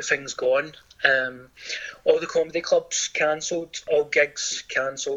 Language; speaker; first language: English; native; English